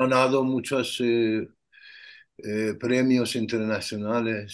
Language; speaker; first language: Spanish; non-native, learner; Persian